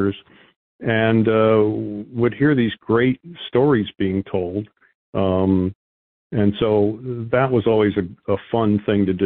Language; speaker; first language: English; native; English